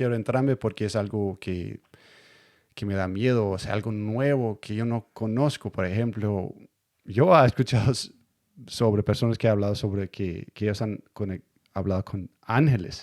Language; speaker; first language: Spanish; non-native, learner; Danish